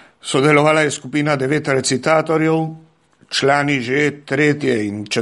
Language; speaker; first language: Slovenian; early bilingual, heritage; Slovenian